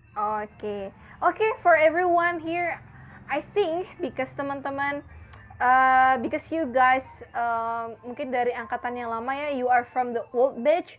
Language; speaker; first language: English; non-native, fluent; Indonesian